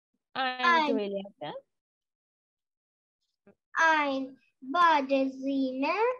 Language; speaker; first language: German; non-native, learner; Ukrainian